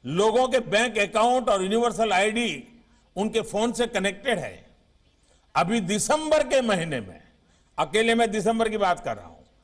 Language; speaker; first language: Hindi; native; Hindi